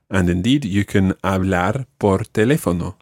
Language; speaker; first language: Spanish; non-native, fluent; English